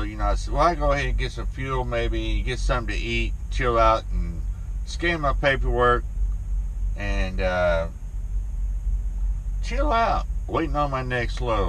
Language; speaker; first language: English; native; English